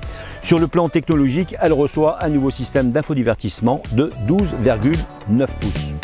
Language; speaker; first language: French; native; French